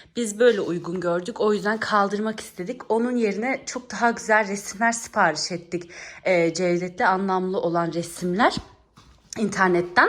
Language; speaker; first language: Turkish; early bilingual, heritage; Turkish